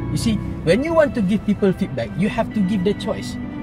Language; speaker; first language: English; non-native, local second language; Malay